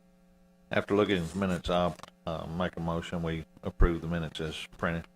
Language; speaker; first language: English; native; English